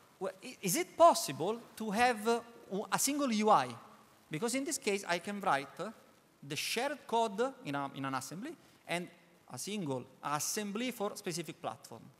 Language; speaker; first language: English; non-native, learner; Italian